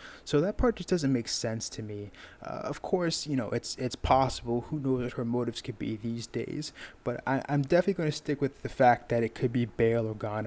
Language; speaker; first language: English; native; English